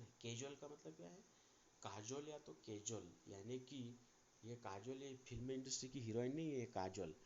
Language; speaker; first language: Hindi; non-native, local second language; Marathi